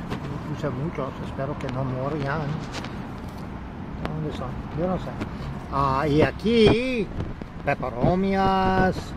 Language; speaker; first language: Spanish; non-native, learner; English